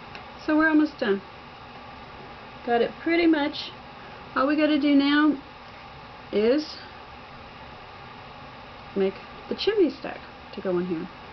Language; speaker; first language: English; native; English